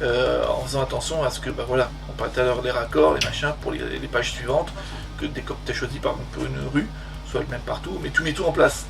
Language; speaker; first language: French; native; French